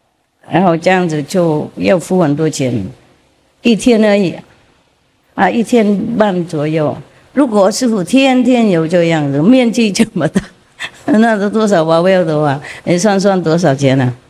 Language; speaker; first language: Chinese; non-native, fluent; Vietnamese